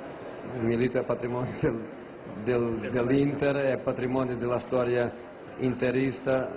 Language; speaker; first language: Italian; non-native, fluent; Portuguese